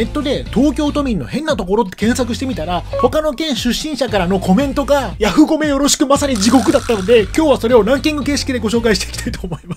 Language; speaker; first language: Japanese; native; Japanese